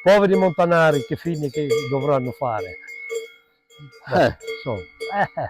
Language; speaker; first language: Italian; non-native, local second language; Venetian